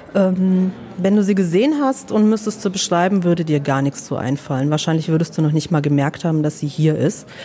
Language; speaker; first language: German; native; German